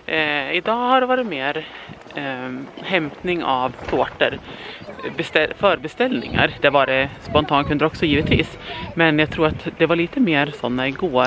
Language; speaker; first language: Swedish; native; Swedish